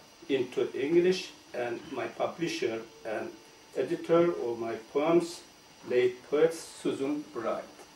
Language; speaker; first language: English; non-native, fluent; Turkish